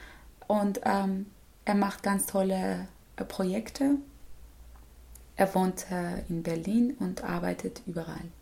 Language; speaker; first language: German; non-native, fluent; Persian